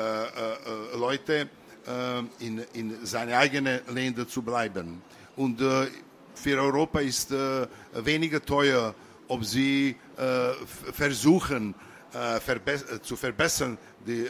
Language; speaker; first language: German; non-native, learner; Serbian